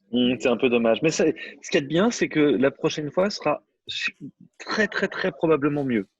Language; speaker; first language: French; native; French